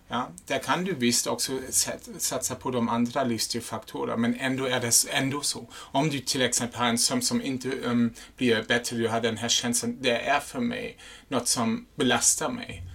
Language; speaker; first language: Swedish; non-native, fluent; German